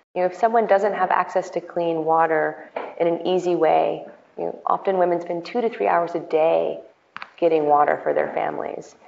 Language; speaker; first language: English; native; English